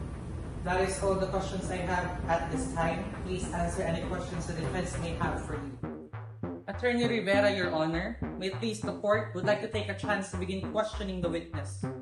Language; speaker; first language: English; non-native, local second language; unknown